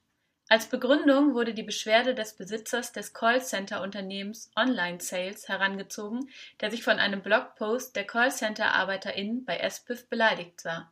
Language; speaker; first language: German; native; German